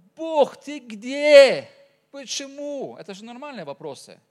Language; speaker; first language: Russian; non-native, fluent; Norwegian